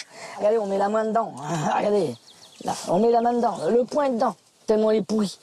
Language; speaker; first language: French; native; French